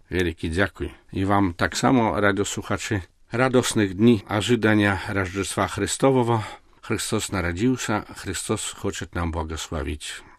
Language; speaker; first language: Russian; non-native, local second language; Belarusian